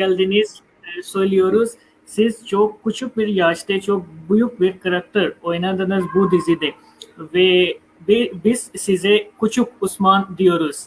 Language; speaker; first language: Turkish; non-native, fluent; Urdu